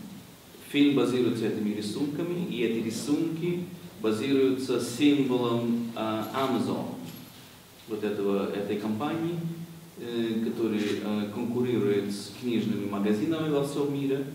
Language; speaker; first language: Russian; non-native, fluent; Swedish